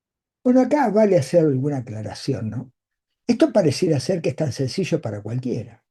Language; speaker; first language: Spanish; native; Spanish